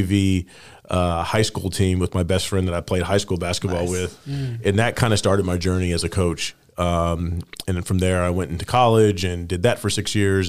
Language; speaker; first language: English; native; English